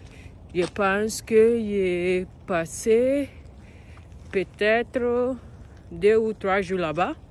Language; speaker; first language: French; non-native, learner; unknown